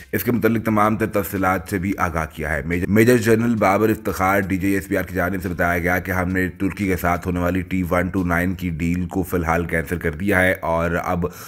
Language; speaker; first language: Urdu; native; Urdu